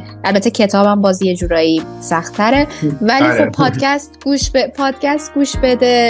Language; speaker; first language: Persian; native; Persian